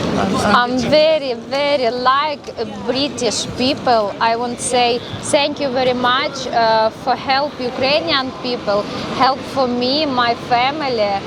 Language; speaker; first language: English; non-native, learner; Russian